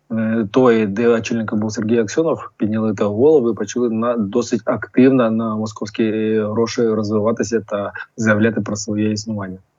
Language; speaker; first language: Ukrainian; non-native, local second language; Russian